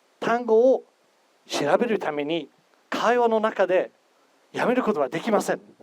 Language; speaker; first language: Japanese; non-native, fluent; English